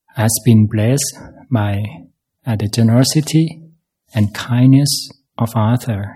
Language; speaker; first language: English; non-native, fluent; Thai